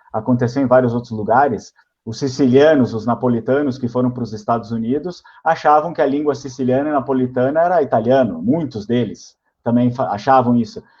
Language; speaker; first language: Portuguese; native; Portuguese